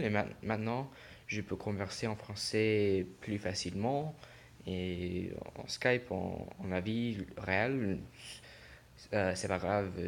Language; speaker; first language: French; non-native, learner; English